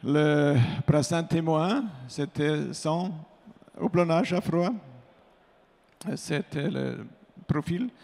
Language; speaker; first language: French; non-native, fluent; German